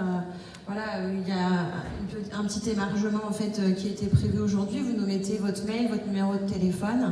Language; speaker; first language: French; native; French